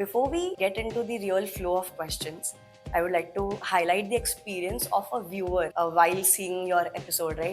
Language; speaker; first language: English; non-native, local second language; Hindi